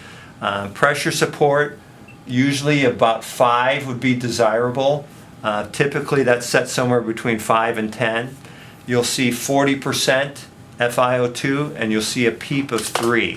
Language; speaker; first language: English; native; English